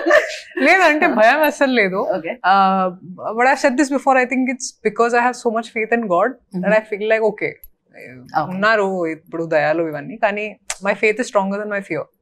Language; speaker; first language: Telugu; non-native, fluent; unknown